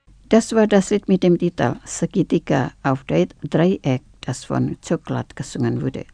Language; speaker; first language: German; non-native, fluent; Indonesian